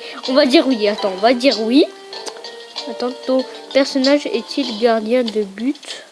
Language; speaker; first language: French; early bilingual, other home language; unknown